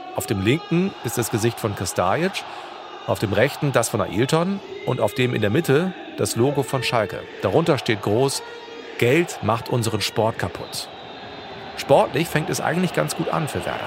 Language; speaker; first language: German; native; German